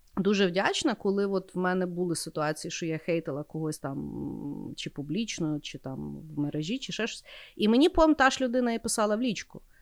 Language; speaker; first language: Ukrainian; native; Ukrainian